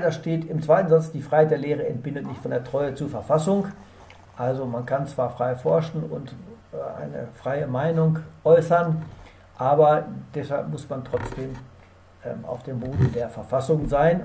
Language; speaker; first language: German; native; German